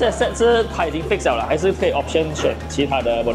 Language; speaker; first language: Chinese; native; Chinese